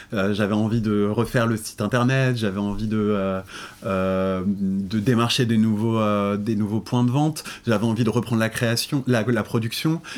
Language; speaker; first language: French; native; French